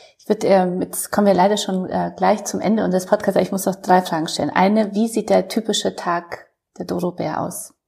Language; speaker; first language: German; non-native, fluent; Polish